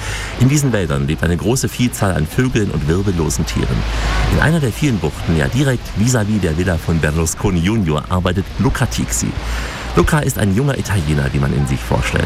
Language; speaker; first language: German; native; German